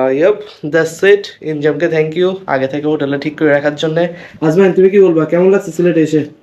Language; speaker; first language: Bangla; early bilingual, heritage; Bangla